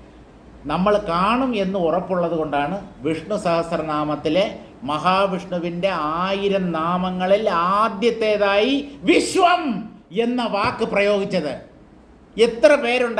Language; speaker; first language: Malayalam; native; Malayalam